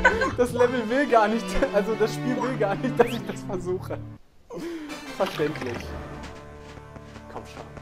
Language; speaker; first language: German; native; German